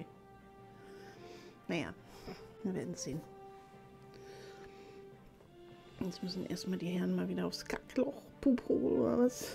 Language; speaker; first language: German; native; German